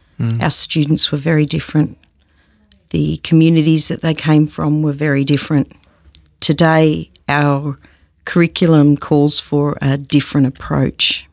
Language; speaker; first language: English; native; English